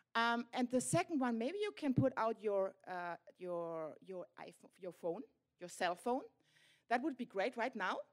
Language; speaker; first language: English; non-native, fluent; German